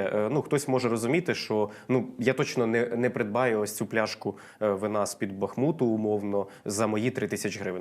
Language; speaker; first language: Ukrainian; non-native, local second language; Russian